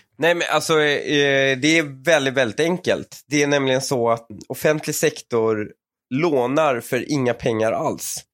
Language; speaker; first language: Swedish; early bilingual, other home language; Persian